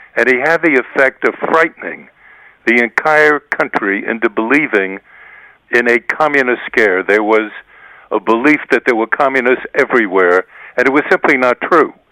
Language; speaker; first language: English; native; English